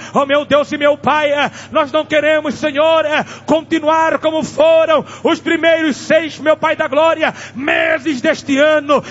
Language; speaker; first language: Portuguese; non-native, local second language; Tsonga